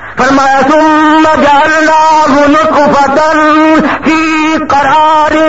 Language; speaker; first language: Urdu; non-native, local second language; Saraiki